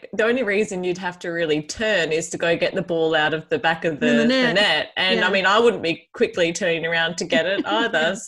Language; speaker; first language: English; native; English